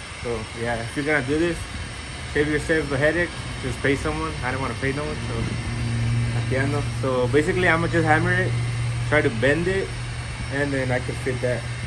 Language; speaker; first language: English; early bilingual, other home language; Spanish